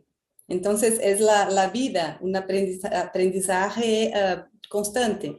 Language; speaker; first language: Spanish; non-native, fluent; Portuguese